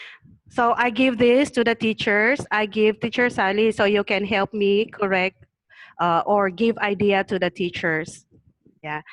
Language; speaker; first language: English; non-native, learner; Thai